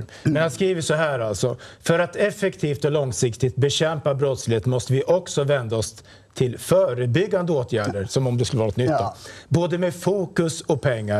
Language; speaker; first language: Swedish; native; Swedish